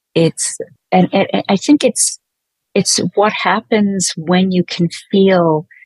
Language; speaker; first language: English; native; English